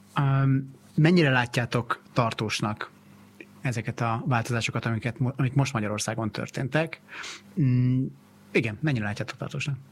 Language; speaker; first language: Hungarian; native; Hungarian